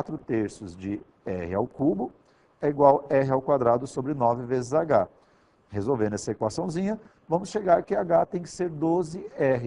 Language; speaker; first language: Portuguese; native; Portuguese